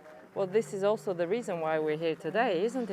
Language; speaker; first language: English; non-native, fluent; French